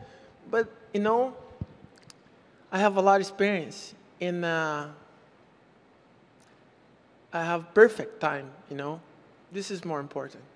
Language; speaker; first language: English; non-native, learner; Portuguese